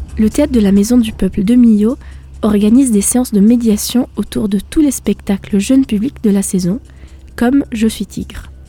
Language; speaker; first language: French; native; French